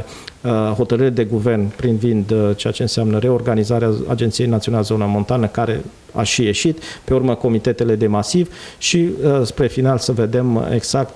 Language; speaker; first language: Romanian; native; Romanian